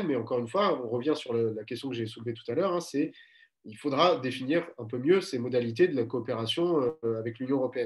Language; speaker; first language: French; native; French